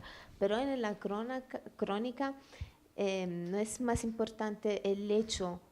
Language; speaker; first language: Spanish; non-native, learner; Italian